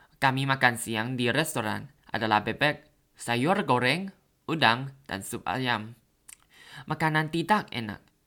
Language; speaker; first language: Indonesian; non-native, learner; Thai